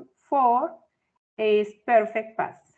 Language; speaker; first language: English; non-native, fluent; Spanish